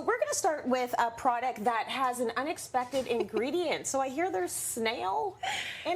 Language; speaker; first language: English; native; English